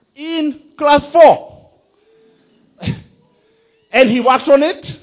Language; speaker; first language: English; non-native, local second language; Kikuyu